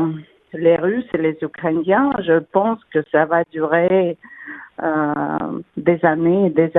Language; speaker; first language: French; non-native, fluent; Russian